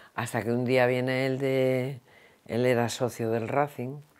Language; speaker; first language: Spanish; native; Spanish